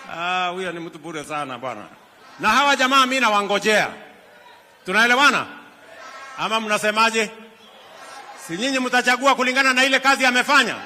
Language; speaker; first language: Swahili; non-native, local second language; Kalenjin